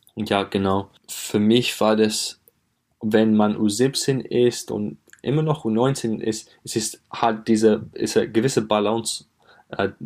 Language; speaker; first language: German; non-native, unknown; English